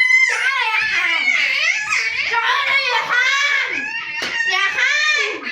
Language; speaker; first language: Arabic; native; Arabic